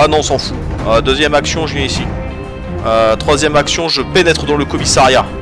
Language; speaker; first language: French; native; French